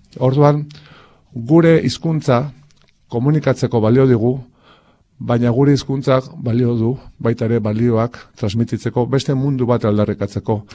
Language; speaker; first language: Basque; native; Basque